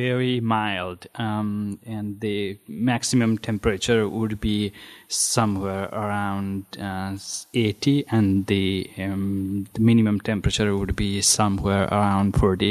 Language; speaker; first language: English; non-native, fluent; Nepali